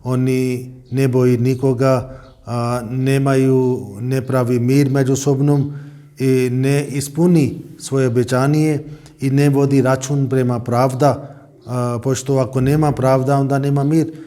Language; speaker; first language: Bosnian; non-native, fluent; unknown